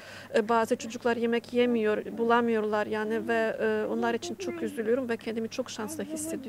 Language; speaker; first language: Turkish; non-native, fluent; Ukrainian